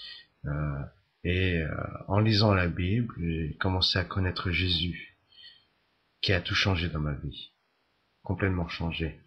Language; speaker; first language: French; native; French